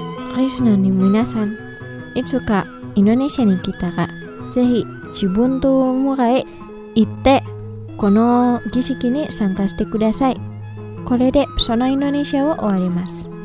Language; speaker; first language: Japanese; non-native, fluent; Indonesian